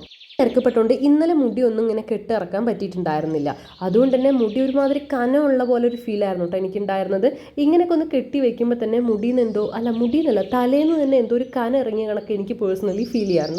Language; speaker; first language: Malayalam; native; Malayalam